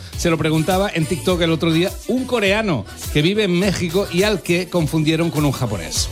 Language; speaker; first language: Spanish; native; Spanish